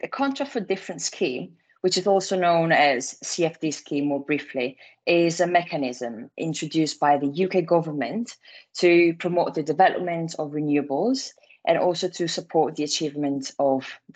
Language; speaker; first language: English; non-native, fluent; Italian